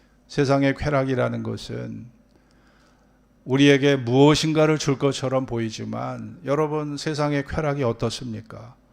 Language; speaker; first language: Korean; native; Korean